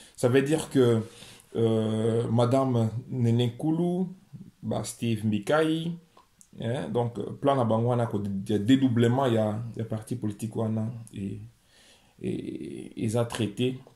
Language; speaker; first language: French; non-native, local second language; Lingala